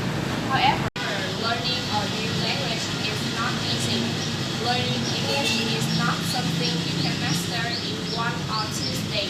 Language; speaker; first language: English; non-native, learner; Vietnamese